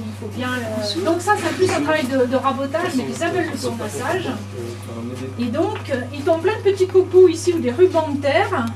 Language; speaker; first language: French; native; French